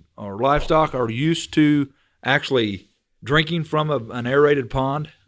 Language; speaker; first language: English; native; English